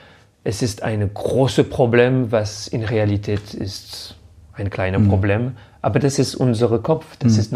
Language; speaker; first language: German; non-native, fluent; French